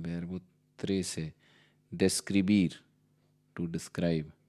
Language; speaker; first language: Spanish; non-native, learner; Hindi